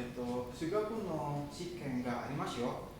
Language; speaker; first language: Japanese; non-native, learner; Indonesian